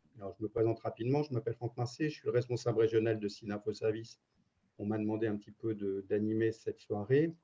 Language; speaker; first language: French; native; French